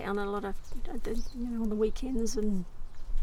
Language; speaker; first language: English; native; English